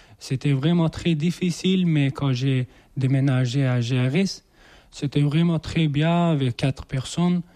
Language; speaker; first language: French; non-native, learner; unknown